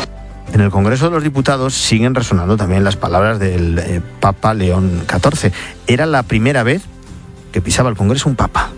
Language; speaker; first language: Spanish; native; Spanish